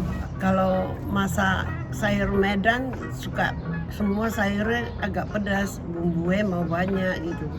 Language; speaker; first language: Indonesian; non-native, local second language; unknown